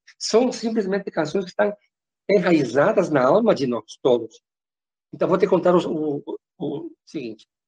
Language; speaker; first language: Portuguese; non-native, fluent; Spanish